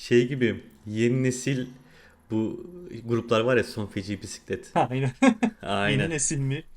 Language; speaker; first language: Turkish; native; Turkish